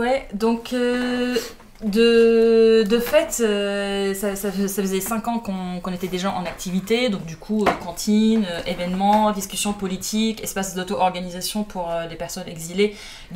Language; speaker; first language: French; non-native, fluent; Arabic